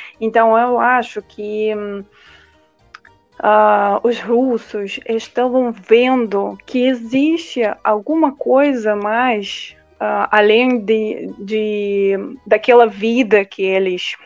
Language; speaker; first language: Portuguese; non-native, fluent; Russian